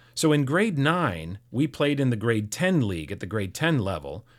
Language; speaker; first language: English; native; English